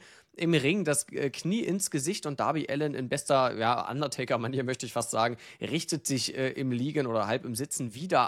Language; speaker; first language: German; native; German